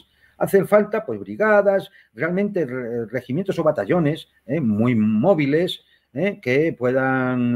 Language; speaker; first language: Spanish; native; Spanish